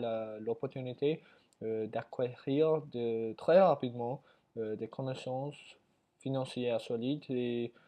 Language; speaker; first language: French; non-native, learner; English